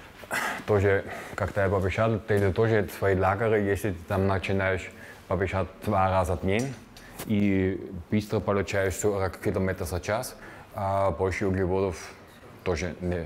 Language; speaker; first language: Russian; non-native, fluent; German